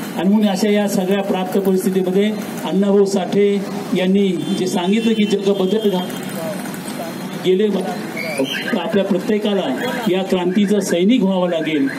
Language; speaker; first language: Marathi; native; Marathi